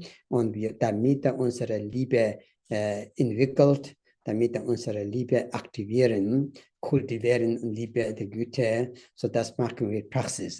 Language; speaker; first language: German; non-native, fluent; Tibetan